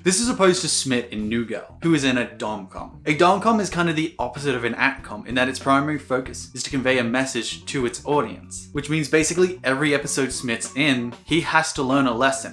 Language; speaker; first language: English; native; English